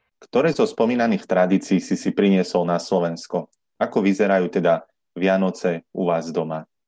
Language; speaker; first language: Slovak; native; Slovak